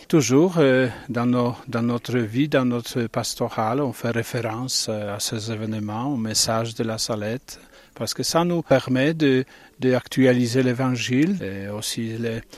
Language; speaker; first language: French; non-native, fluent; Italian